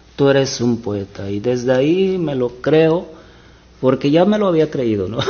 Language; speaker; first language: Spanish; native; Spanish